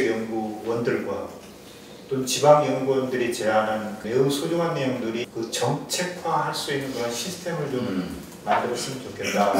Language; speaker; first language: Korean; native; Korean